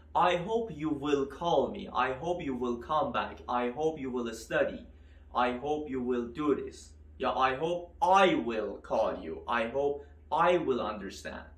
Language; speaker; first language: English; non-native, fluent; Persian